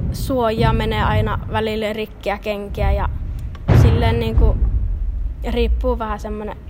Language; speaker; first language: Finnish; native; Finnish